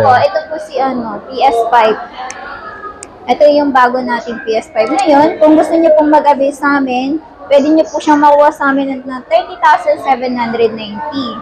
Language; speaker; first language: Filipino; native; Filipino